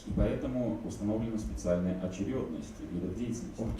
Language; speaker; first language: Russian; native; Russian